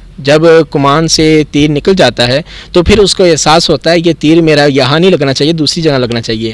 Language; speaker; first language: Urdu; non-native, local second language; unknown